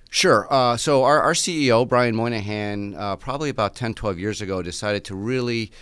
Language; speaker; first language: English; native; English